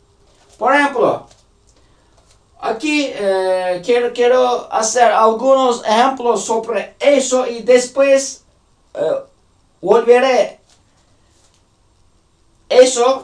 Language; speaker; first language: Spanish; non-native, learner; Turkish